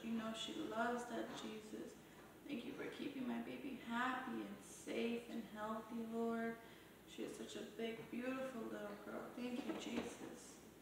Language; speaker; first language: English; early bilingual, other home language; Spanish